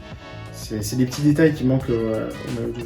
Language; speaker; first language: French; native; French